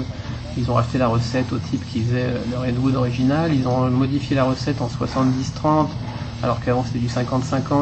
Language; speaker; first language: French; native; French